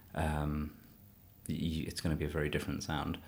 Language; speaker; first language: English; native; English